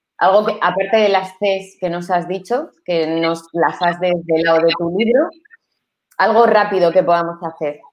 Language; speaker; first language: Spanish; native; Spanish